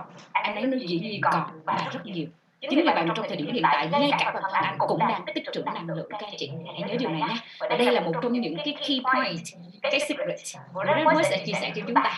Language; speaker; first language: Vietnamese; native; Vietnamese